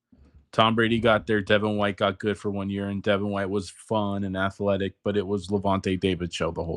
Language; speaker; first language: English; native; English